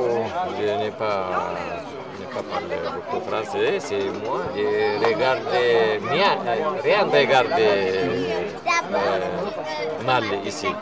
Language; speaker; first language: French; non-native, learner; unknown